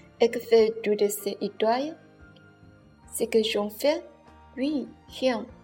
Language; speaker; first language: French; non-native, learner; Chinese